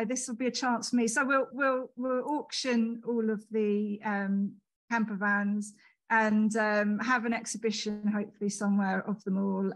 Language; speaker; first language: English; native; English